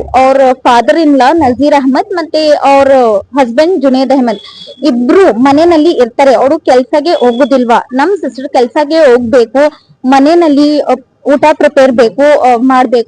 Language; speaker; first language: Kannada; non-native, local second language; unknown